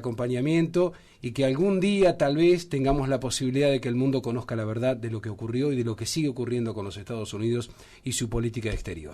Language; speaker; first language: Spanish; native; Spanish